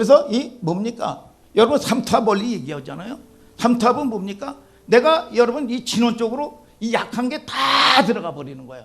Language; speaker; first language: Korean; native; Korean